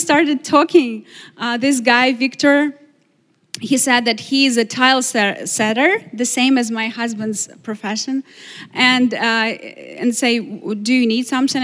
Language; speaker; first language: English; non-native, fluent; Ukrainian